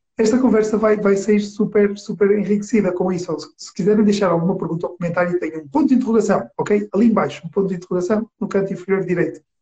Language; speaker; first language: Portuguese; native; Portuguese